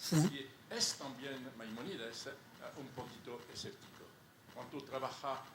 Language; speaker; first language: Spanish; non-native, fluent; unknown